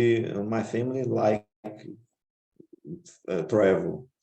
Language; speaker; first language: English; non-native, learner; Portuguese